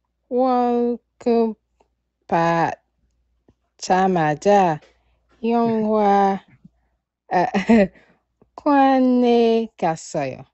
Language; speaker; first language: Korean; non-native, learner; English